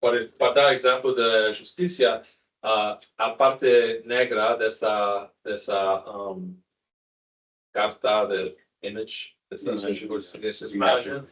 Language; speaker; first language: Portuguese; non-native, learner; Spanish